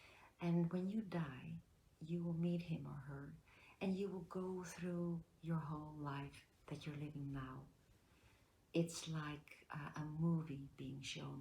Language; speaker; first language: English; non-native, fluent; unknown